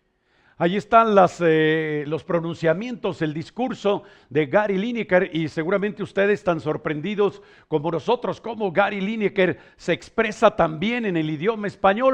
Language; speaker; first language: Spanish; native; Spanish